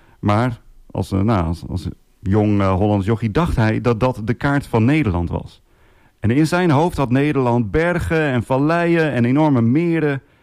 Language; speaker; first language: Dutch; native; Dutch